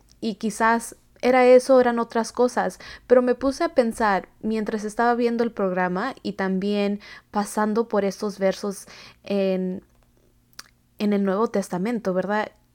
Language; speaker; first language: Spanish; early bilingual, heritage; Spanish